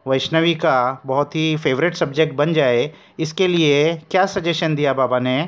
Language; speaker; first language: Hindi; non-native, local second language; Marathi